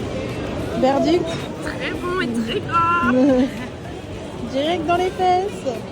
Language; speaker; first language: French; native; French